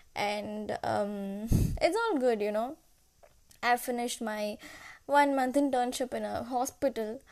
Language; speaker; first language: English; non-native, local second language; Malayalam